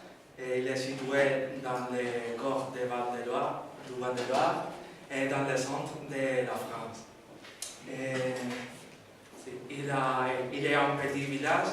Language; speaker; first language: French; non-native, learner; Spanish